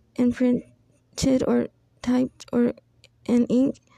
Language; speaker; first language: English; early bilingual, other home language; Spanish